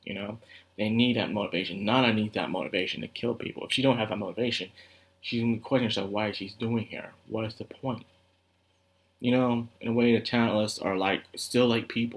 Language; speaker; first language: English; native; English